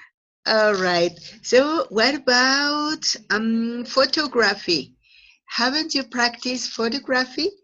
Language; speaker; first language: English; non-native, fluent; Spanish